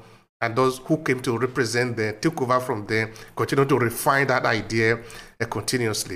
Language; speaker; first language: English; non-native, local second language; Esan